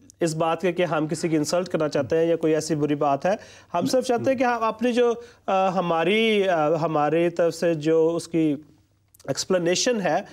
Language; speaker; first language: Urdu; non-native, local second language; Punjabi